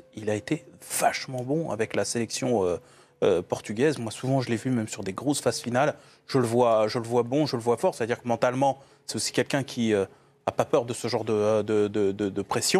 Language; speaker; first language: French; native; French